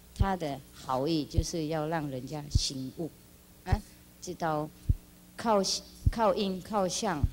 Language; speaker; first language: Chinese; non-native, fluent; Vietnamese